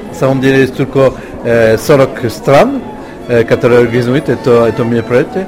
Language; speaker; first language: Russian; non-native, fluent; French